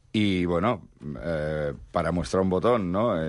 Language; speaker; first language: Spanish; non-native, local second language; Catalan